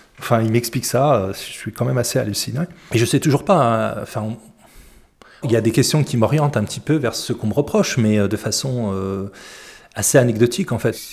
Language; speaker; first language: French; early bilingual, other home language; Arabic